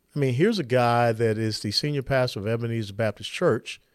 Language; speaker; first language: English; native; English